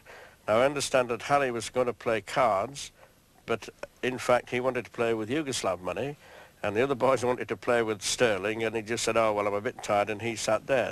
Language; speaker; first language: English; native; English